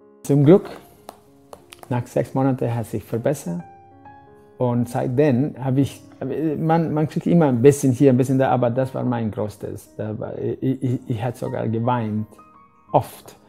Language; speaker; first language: German; non-native, fluent; Spanish